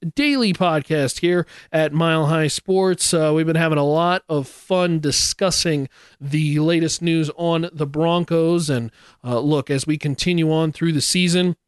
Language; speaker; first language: English; native; English